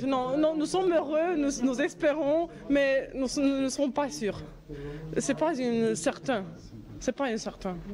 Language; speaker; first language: French; non-native, learner; Romanian